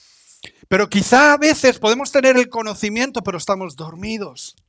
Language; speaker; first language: Spanish; native; Spanish